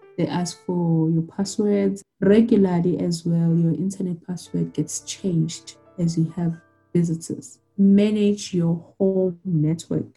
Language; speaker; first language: English; non-native, local second language; Zulu